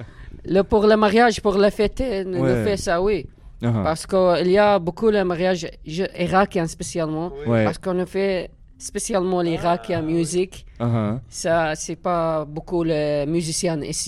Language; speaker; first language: French; non-native, learner; Arabic